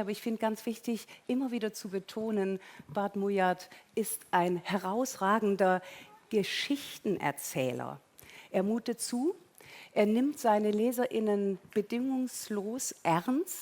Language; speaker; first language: German; native; German